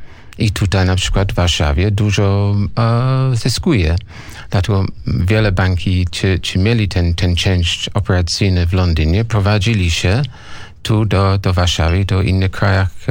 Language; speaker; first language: Polish; non-native, fluent; English